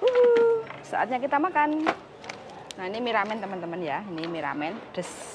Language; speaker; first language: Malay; non-native, local second language; Javanese